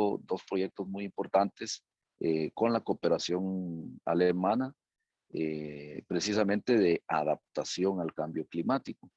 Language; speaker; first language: Spanish; native; Spanish